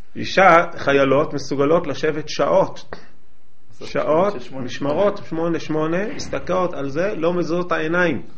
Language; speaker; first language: Hebrew; native; Hebrew